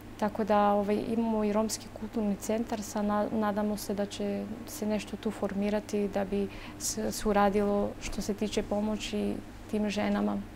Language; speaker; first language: Serbian; non-native, local second language; Romany